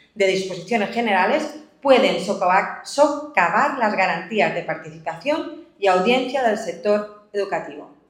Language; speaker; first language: Spanish; non-native, local second language; Catalan